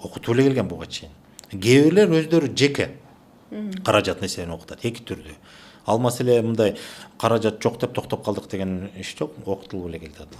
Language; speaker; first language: Kyrgyz; native; Kyrgyz